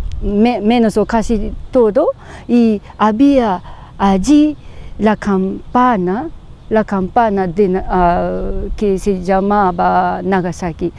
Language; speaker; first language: Spanish; non-native, learner; Japanese